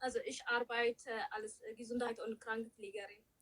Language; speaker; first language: German; early bilingual, other home language; Tigrinya